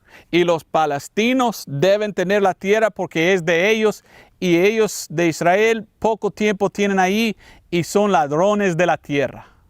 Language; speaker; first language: Spanish; non-native, fluent; English